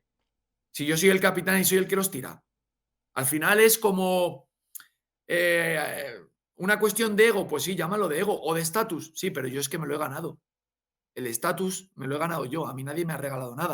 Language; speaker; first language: Spanish; native; Spanish